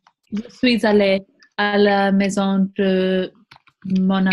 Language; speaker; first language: French; non-native, learner; English